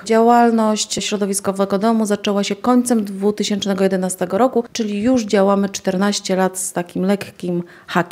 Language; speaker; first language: Polish; native; Polish